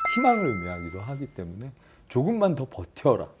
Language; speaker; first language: Korean; native; Korean